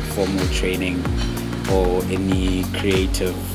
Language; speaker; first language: English; non-native, local second language; Xhosa